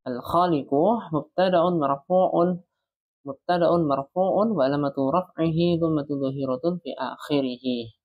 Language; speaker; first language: Arabic; non-native, learner; Indonesian